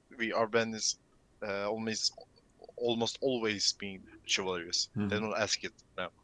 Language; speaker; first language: English; non-native, learner; Turkish